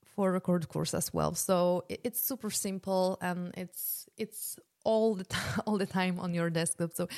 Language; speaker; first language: English; non-native, fluent; Polish